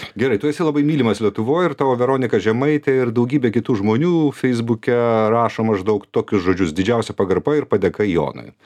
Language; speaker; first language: Lithuanian; native; Lithuanian